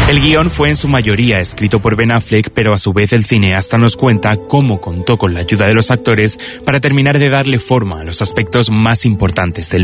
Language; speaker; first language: Spanish; native; Spanish